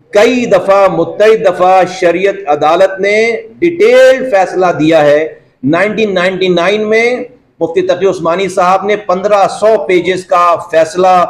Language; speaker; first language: Urdu; native; Urdu